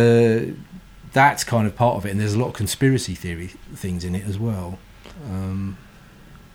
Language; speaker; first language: English; native; English